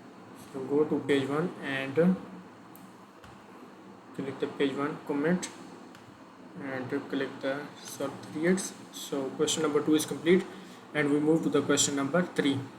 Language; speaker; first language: English; non-native, learner; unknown